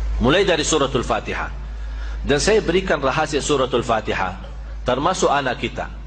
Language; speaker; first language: Malay; non-native, fluent; Arabic